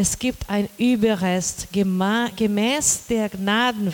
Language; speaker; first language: German; non-native, learner; Portuguese